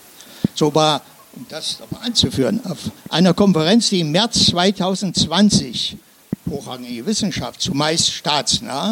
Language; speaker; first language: German; native; German